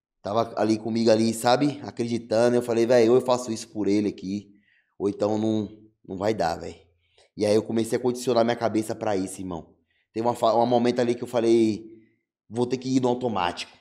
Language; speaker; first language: Portuguese; native; Portuguese